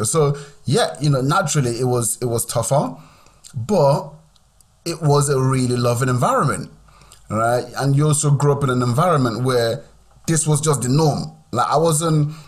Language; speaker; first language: English; non-native, local second language; Yoruba